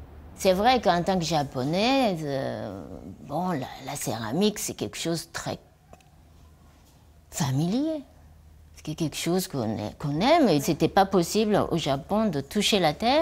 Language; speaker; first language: French; non-native, fluent; Japanese